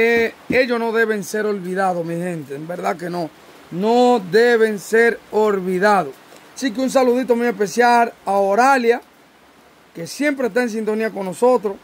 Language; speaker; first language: Spanish; native; Spanish